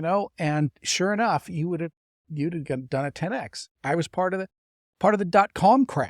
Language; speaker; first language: English; native; English